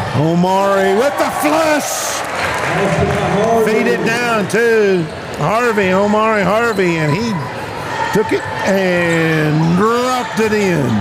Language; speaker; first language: English; native; English